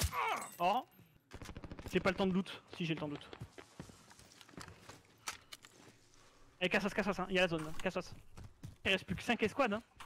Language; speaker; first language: French; native; French